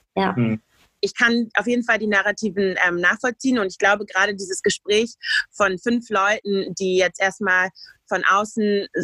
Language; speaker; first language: German; native; German